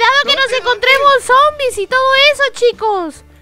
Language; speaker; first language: Spanish; native; Spanish